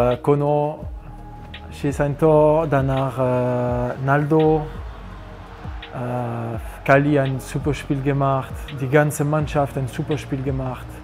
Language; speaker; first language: German; non-native, learner; French